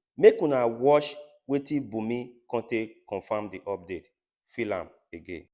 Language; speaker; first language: Nigerian Pidgin; native; Nigerian Pidgin